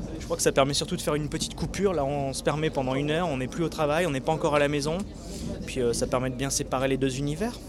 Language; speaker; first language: French; native; French